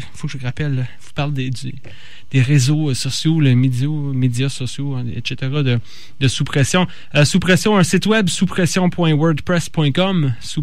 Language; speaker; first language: French; native; French